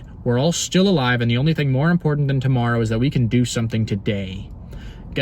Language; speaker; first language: English; native; English